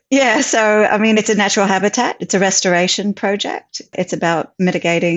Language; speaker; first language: English; native; English